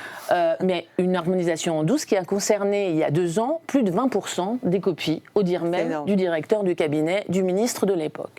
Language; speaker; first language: French; native; French